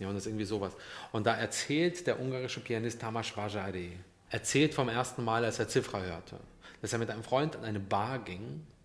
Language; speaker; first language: German; early bilingual, other home language; Russian